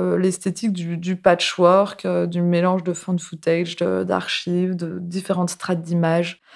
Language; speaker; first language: French; native; French